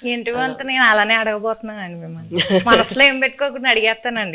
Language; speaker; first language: Telugu; native; Telugu